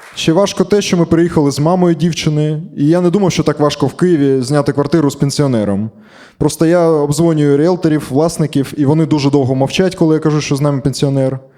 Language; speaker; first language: Ukrainian; native; Ukrainian